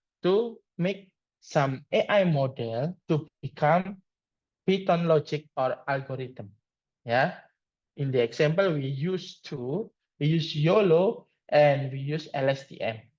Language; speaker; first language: English; non-native, learner; Indonesian